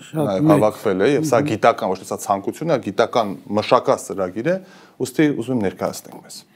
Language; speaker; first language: Armenian; native; Armenian